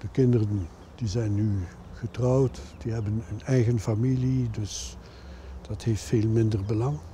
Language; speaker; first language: Dutch; non-native, local second language; French